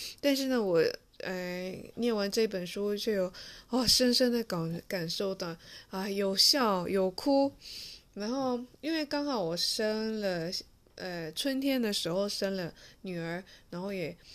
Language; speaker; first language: Chinese; non-native, fluent; Japanese